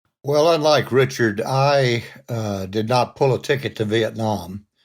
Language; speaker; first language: English; native; English